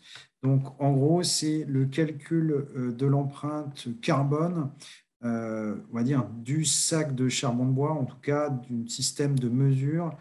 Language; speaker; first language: French; native; French